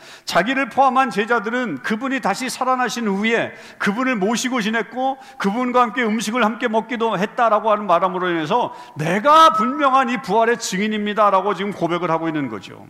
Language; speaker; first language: Korean; native; Korean